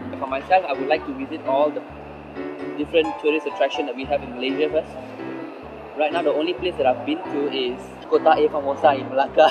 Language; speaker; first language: English; non-native, local second language; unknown